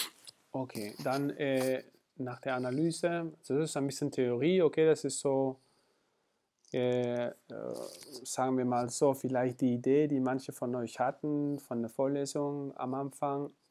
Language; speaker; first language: German; non-native, fluent; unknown